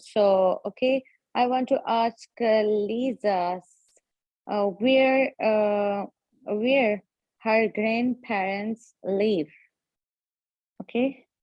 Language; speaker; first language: English; non-native, learner; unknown